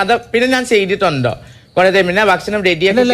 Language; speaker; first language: Malayalam; non-native, learner; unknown